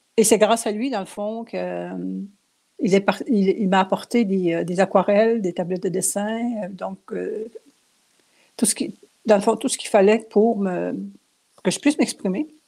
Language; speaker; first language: French; non-native, local second language; Cree